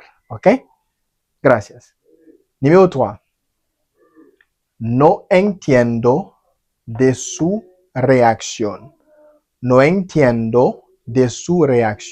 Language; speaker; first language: Spanish; non-native, fluent; Haitian Creole